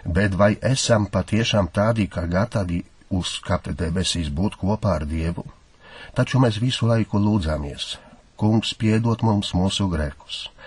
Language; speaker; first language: Latvian; non-native, fluent; Polish